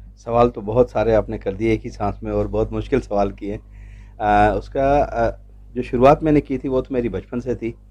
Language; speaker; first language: Urdu; non-native, local second language; Sindhi